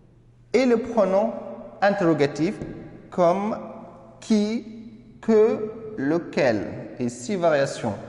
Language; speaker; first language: French; non-native, fluent; Arabic